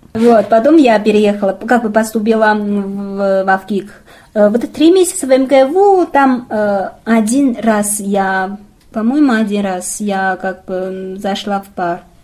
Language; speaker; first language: Russian; non-native, fluent; Chinese